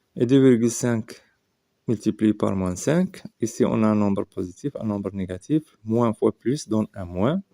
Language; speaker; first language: French; non-native, local second language; Arabic